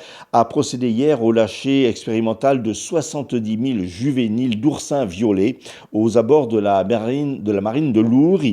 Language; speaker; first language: French; native; French